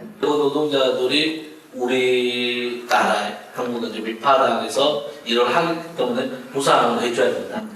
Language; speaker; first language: Korean; non-native, fluent; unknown